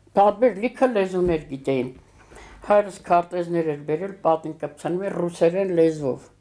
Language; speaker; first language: Armenian; native; Armenian